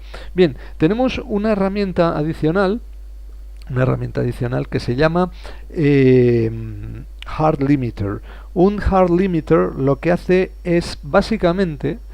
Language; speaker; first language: Spanish; native; Spanish